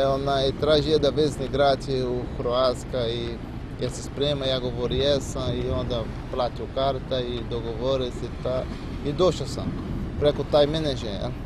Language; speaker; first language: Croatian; non-native, learner; Portuguese